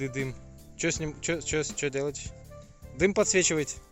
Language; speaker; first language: Russian; native; Russian